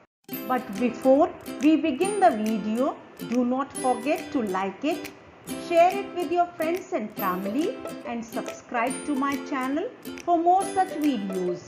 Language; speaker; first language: English; non-native, local second language; Hindi